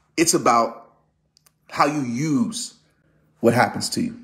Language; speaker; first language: English; native; English